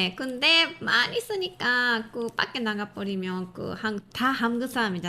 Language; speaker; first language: Korean; non-native, fluent; Japanese